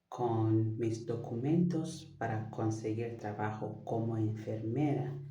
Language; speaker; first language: Spanish; non-native, fluent; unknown